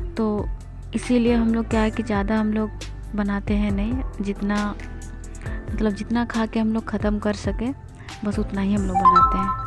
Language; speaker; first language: Hindi; non-native, local second language; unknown